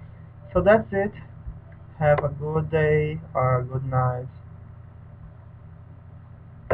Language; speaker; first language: English; non-native, learner; Portuguese